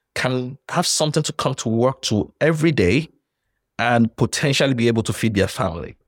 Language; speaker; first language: English; non-native, local second language; Yoruba